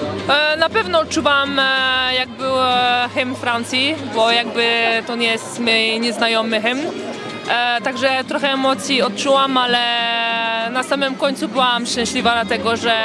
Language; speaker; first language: Polish; early bilingual, heritage; Polish